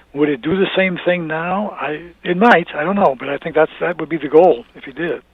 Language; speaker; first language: English; native; English